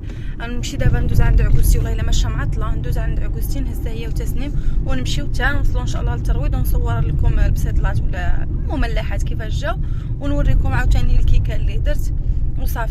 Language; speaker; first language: Arabic; native; Arabic